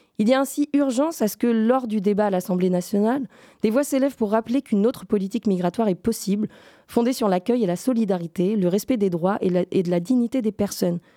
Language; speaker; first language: French; native; French